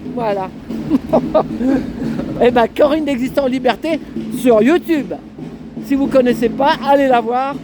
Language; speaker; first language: French; native; French